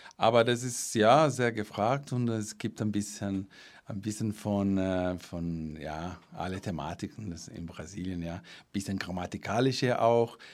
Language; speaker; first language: German; non-native, fluent; Portuguese